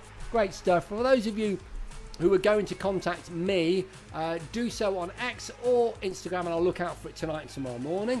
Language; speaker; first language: English; native; English